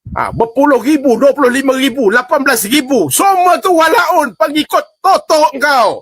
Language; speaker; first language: Malay; native; Malay